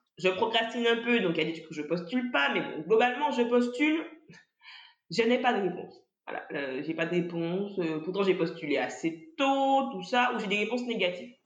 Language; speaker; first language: French; native; French